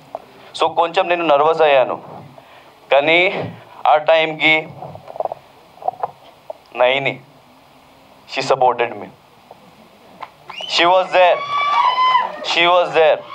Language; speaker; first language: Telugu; non-native, local second language; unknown